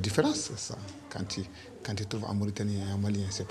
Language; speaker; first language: French; non-native, local second language; Fula